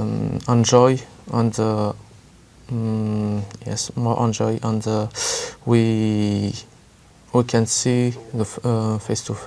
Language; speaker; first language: English; non-native, learner; French